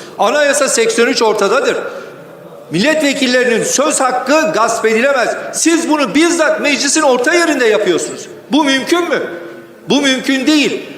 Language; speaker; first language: Turkish; non-native, local second language; Kurdish